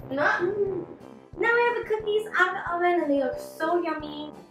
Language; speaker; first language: English; native; English